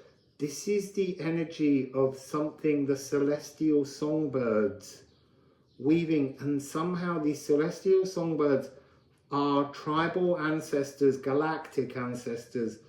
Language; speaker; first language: English; native; English